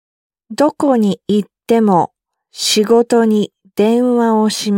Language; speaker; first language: Japanese; non-native, learner; English